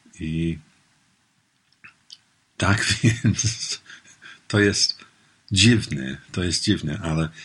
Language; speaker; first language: Polish; non-native, learner; English